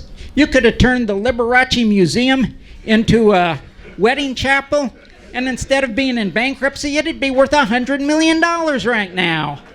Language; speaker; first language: English; native; English